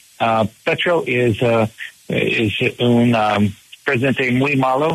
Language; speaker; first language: Spanish; non-native, learner; English